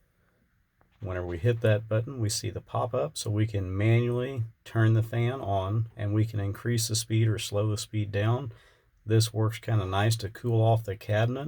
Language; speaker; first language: English; native; English